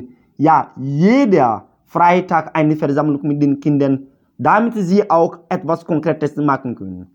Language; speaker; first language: German; non-native, learner; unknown